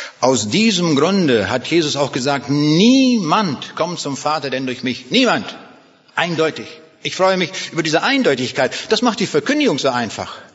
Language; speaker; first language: German; native; German